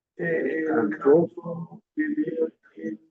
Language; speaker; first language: Spanish; non-native, learner; English